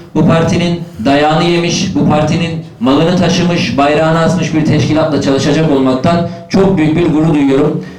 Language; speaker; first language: Turkish; native; Turkish